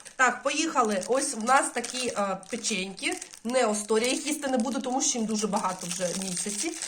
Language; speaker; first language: Ukrainian; non-native, local second language; Russian